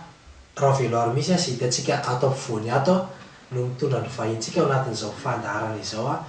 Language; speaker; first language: Malagasy; native; Malagasy